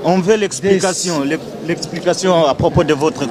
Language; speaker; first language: French; non-native, local second language; Arabic